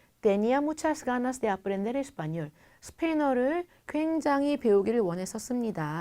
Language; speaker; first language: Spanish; non-native, fluent; Korean